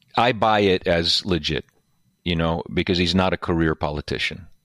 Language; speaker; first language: English; native; English